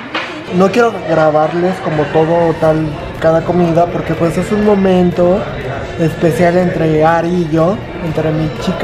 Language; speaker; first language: Spanish; native; Spanish